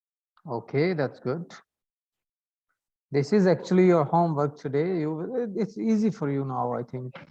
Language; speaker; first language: English; non-native, learner; Arabic